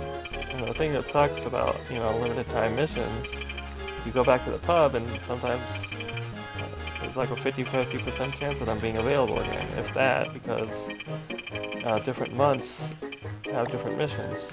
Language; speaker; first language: English; native; English